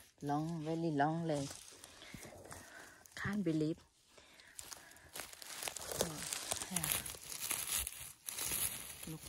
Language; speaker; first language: English; non-native, learner; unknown